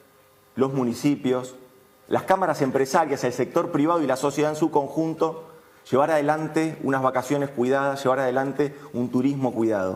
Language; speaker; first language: Spanish; native; Spanish